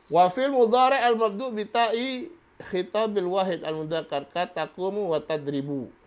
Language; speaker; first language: Arabic; non-native, fluent; Indonesian